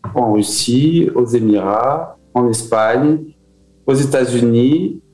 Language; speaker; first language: French; native; French